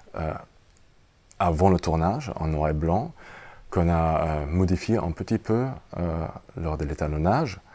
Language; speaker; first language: French; non-native, fluent; German